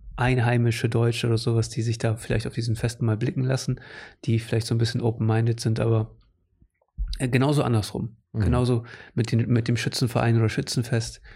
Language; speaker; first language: German; early bilingual, other home language; Portuguese